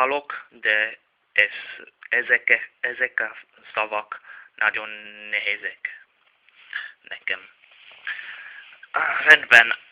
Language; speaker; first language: Hungarian; non-native, learner; Czech